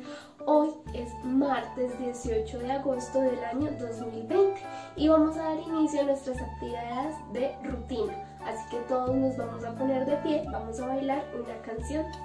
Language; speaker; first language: Spanish; native; Spanish